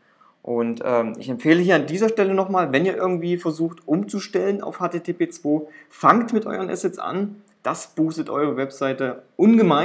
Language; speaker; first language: German; native; German